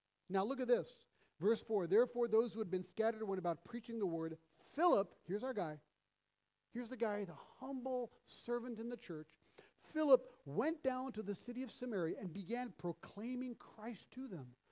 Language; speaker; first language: English; early bilingual, other home language; French